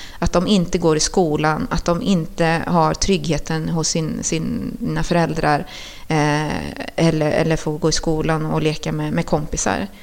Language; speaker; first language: Swedish; early bilingual, other home language; Spanish